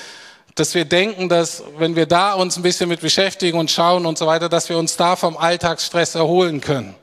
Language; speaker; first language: German; native; German